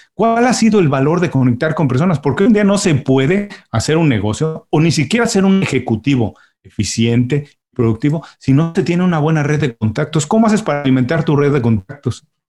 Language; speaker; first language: Spanish; native; Spanish